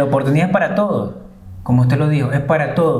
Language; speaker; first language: Spanish; native; Spanish